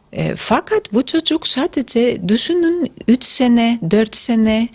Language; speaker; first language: Turkish; non-native, fluent; Greek